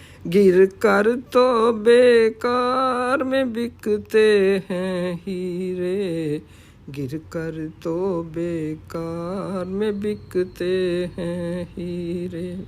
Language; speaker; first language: Urdu; native; Urdu